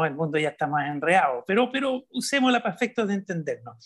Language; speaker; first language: Spanish; native; Spanish